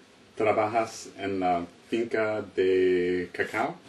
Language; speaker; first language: Spanish; non-native, learner; English